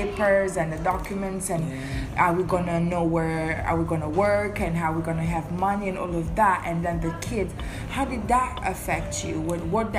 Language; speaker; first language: English; non-native, fluent; Seselwa Creole French